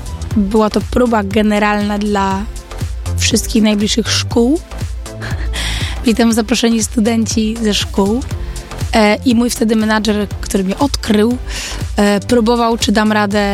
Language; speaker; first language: Polish; early bilingual, heritage; Polish